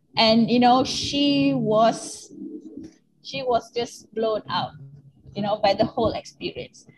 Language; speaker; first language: English; non-native, local second language; Malay